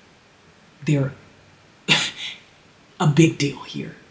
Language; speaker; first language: English; native; English